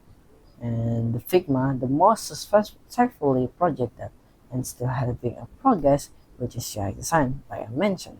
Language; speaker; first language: English; non-native, learner; Indonesian